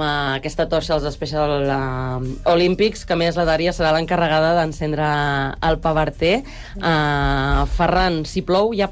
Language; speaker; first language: Catalan; native; Catalan